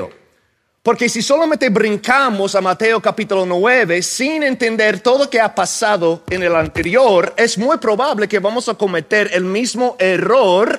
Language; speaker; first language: Spanish; non-native, fluent; English